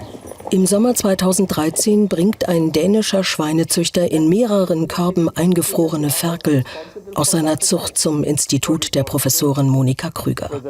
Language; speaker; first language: German; native; German